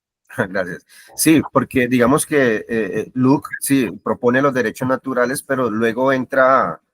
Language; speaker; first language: Spanish; native; Spanish